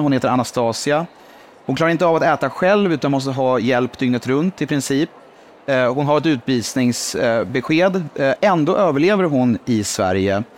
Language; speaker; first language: Swedish; native; Swedish